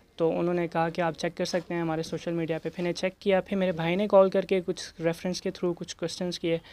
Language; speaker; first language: Urdu; non-native, local second language; Punjabi